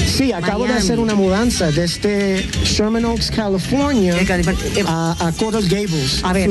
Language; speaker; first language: Spanish; early bilingual, heritage; English